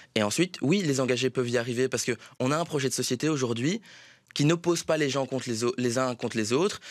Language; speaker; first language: French; native; French